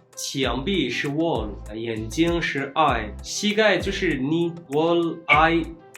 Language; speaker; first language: Chinese; non-native, learner; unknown